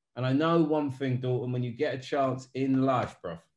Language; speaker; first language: English; native; English